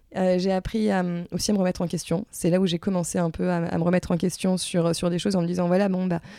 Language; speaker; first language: French; native; French